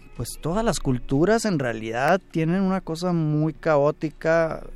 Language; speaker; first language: Spanish; native; Spanish